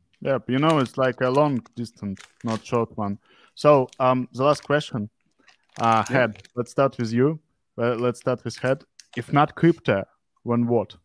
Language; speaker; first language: English; non-native, fluent; Russian